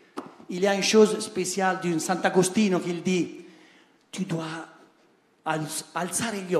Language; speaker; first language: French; non-native, learner; Italian